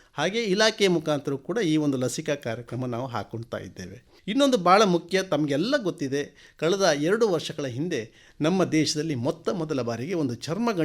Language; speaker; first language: Kannada; native; Kannada